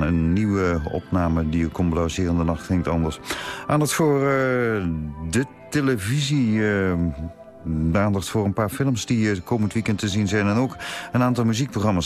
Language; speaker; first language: Dutch; native; Dutch